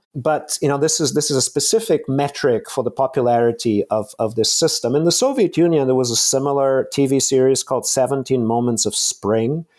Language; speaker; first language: English; non-native, fluent; Bulgarian